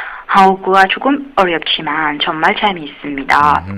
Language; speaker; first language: Korean; non-native, learner; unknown